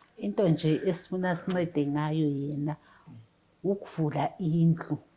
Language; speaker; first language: Zulu; native; Zulu